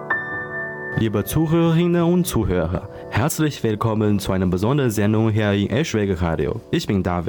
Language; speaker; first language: German; non-native, learner; Chinese